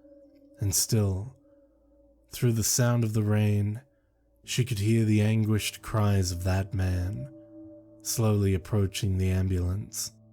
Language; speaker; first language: English; native; English